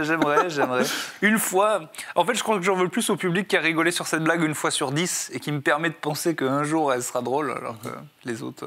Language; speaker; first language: French; native; French